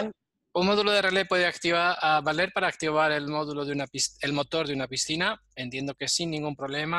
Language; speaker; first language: Spanish; native; Spanish